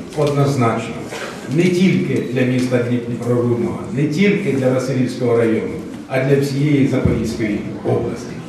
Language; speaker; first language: Ukrainian; native; Ukrainian